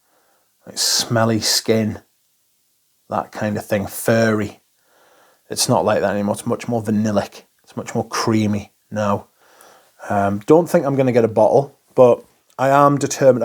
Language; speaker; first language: English; native; English